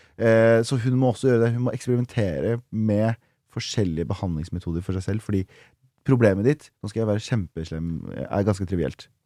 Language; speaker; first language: Norwegian; native; Norwegian